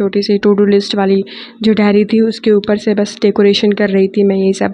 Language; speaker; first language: Hindi; native; Hindi